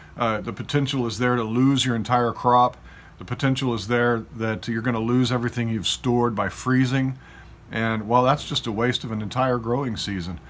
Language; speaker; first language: English; native; English